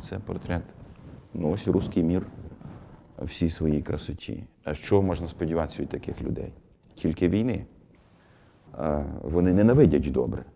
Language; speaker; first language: Ukrainian; native; Ukrainian